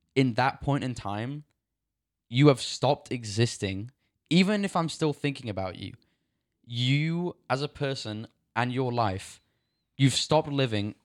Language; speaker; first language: English; native; English